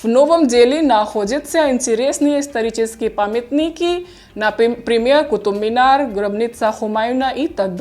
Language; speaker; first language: Russian; non-native, fluent; Hindi